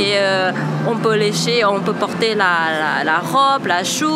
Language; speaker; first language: French; non-native, fluent; Thai